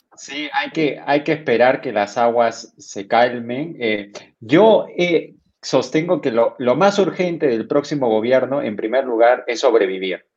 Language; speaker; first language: Spanish; native; Spanish